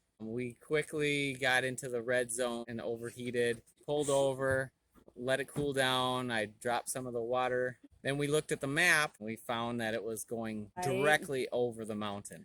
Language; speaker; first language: English; native; English